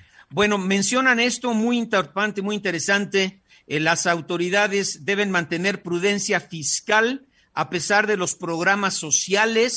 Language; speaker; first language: Spanish; native; Spanish